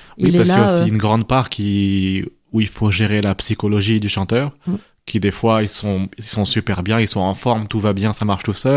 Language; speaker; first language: French; native; French